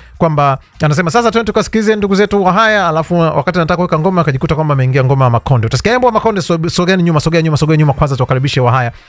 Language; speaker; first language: Swahili; native; Swahili